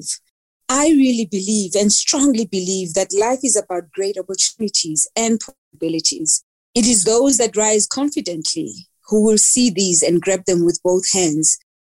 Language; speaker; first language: English; non-native, local second language; Xhosa